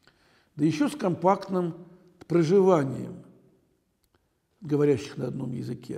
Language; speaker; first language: Russian; native; Russian